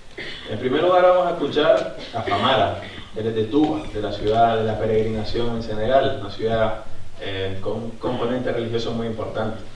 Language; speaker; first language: Spanish; native; Spanish